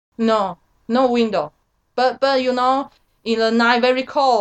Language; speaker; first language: English; non-native, learner; Chinese